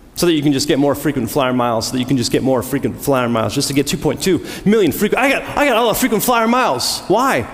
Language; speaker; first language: English; native; English